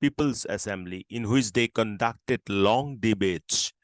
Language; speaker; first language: English; non-native, local second language; Assamese